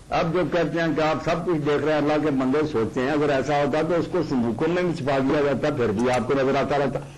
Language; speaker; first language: Urdu; non-native, local second language; Punjabi